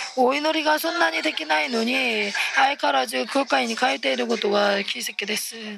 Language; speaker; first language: Japanese; non-native, fluent; Korean